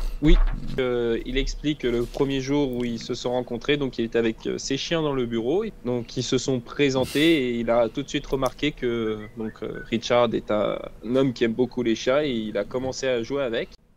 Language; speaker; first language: French; native; French